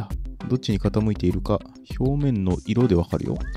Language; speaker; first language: Japanese; native; Japanese